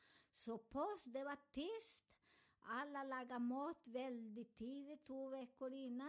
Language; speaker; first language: Swedish; non-native, fluent; Spanish